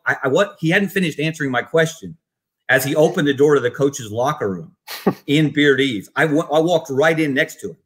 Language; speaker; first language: English; native; English